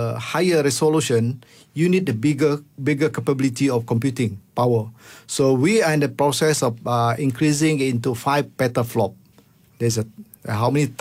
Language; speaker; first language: English; non-native, local second language; Malay